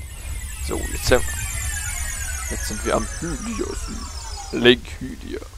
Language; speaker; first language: German; native; German